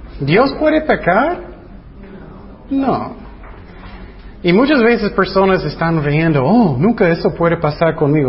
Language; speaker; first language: Spanish; non-native, fluent; English